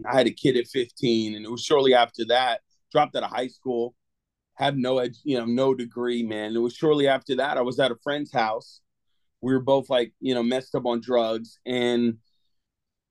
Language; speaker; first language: English; native; English